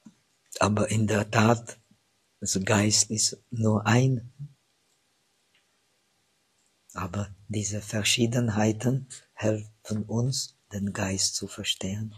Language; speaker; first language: German; non-native, fluent; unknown